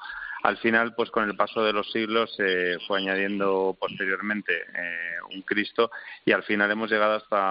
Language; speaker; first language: Spanish; native; Spanish